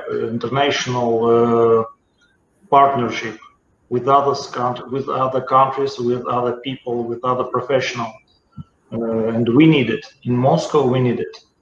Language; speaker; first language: English; non-native, learner; Russian